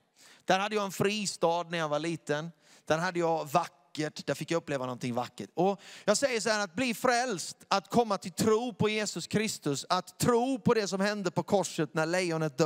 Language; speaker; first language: Swedish; native; Swedish